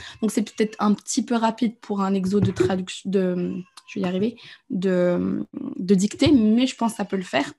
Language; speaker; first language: French; native; French